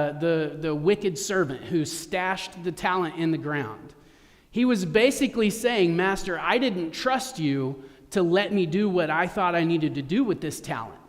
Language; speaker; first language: English; native; English